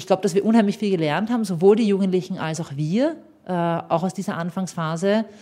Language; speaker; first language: German; native; German